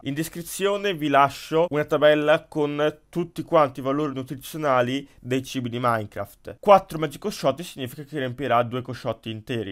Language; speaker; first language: Italian; native; Italian